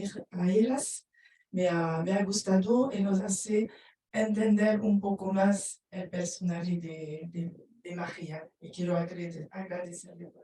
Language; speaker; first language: Spanish; non-native, fluent; French